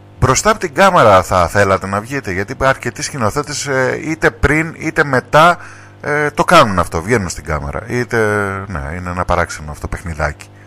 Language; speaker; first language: Greek; native; Greek